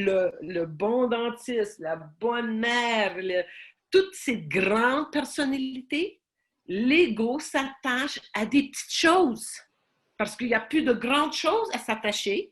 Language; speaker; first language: French; non-native, fluent; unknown